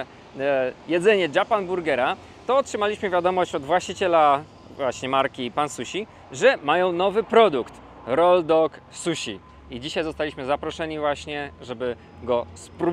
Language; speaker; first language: Polish; native; Polish